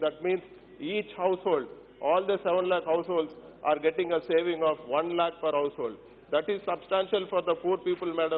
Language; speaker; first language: English; non-native, local second language; Telugu